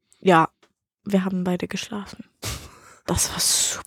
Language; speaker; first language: German; non-native, learner; English